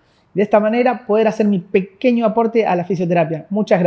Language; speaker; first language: Spanish; native; Spanish